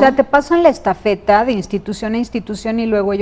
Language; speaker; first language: Spanish; native; Spanish